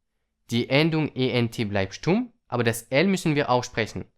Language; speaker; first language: German; non-native, fluent; French